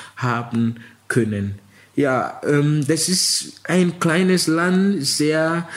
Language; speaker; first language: German; non-native, fluent; Mossi